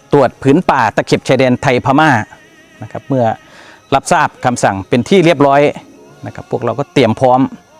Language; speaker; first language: Thai; native; Thai